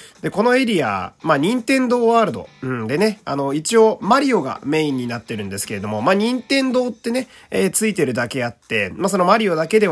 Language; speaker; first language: Japanese; native; Japanese